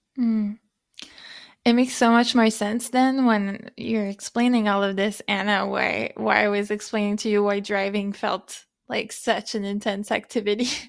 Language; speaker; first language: English; non-native, fluent; French